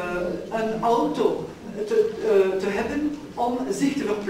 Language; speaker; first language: Dutch; non-native, local second language; French